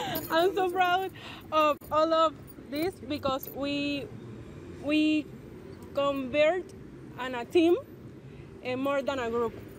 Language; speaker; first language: English; non-native, learner; Spanish